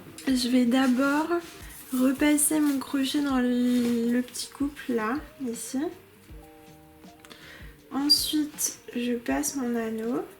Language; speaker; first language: French; native; French